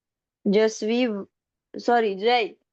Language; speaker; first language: French; non-native, learner; Marathi